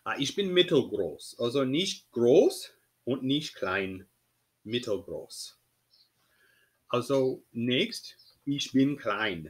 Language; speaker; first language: German; non-native, fluent; English